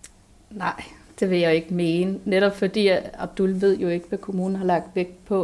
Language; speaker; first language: Danish; native; Danish